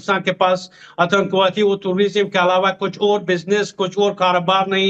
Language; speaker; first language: Hindi; non-native, fluent; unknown